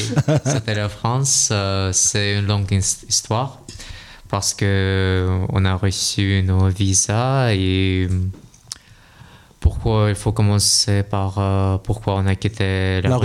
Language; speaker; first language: French; non-native, learner; Russian